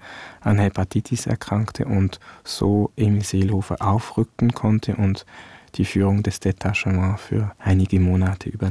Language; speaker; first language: German; early bilingual, other home language; Vietnamese